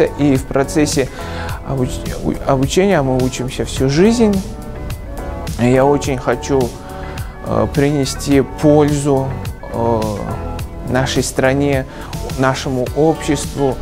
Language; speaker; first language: Russian; native; Russian